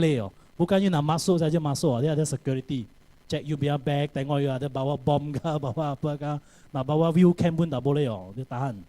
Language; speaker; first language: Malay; non-native, local second language; Chinese